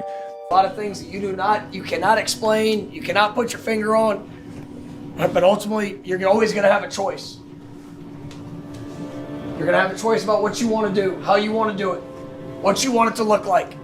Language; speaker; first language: English; native; English